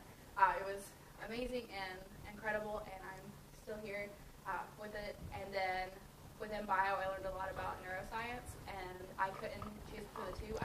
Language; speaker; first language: English; native; English